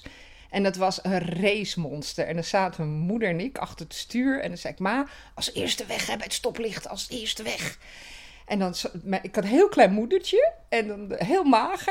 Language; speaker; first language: Dutch; native; Dutch